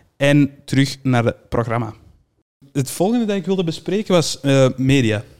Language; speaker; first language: Dutch; native; Dutch